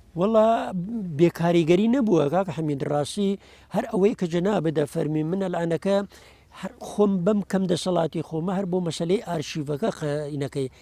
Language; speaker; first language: Central Kurdish; non-native, local second language; Gurani